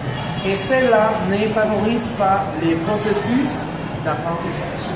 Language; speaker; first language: French; non-native, fluent; Spanish